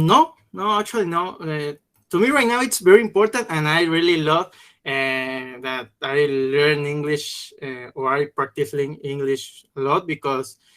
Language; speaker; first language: English; non-native, learner; Spanish